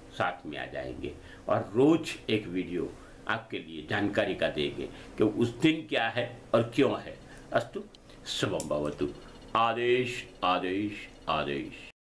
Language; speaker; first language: Hindi; non-native, local second language; Gujarati